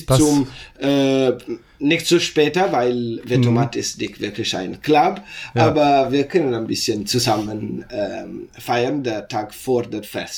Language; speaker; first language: German; non-native, learner; Italian